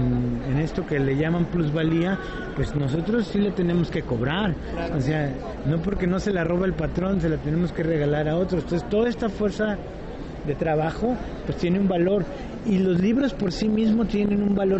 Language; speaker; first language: Spanish; native; Spanish